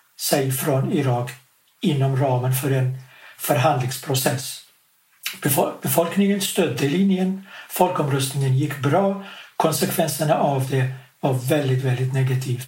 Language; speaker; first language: Swedish; non-native, fluent; Kurdish